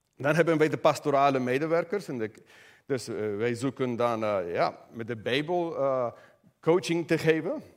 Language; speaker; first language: Dutch; non-native, fluent; Spanish